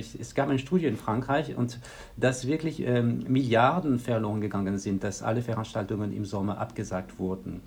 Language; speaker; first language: German; non-native, fluent; French